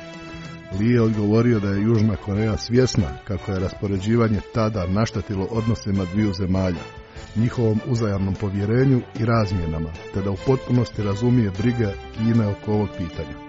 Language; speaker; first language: Croatian; native; Croatian